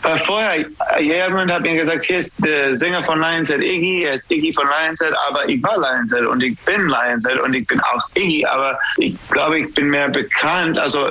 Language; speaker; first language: German; non-native, fluent; English